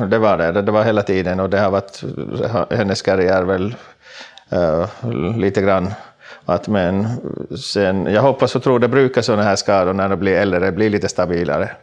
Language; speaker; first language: Swedish; non-native, local second language; Finnish